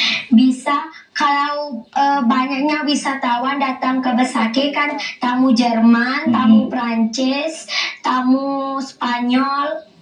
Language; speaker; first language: Indonesian; non-native, local second language; Balinese